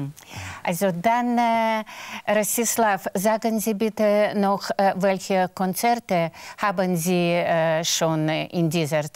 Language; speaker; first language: German; non-native, fluent; Russian